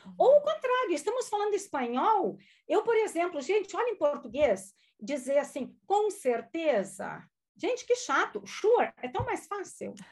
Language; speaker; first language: Portuguese; non-native, local second language; German